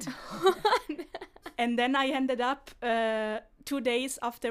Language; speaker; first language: English; non-native, fluent; Italian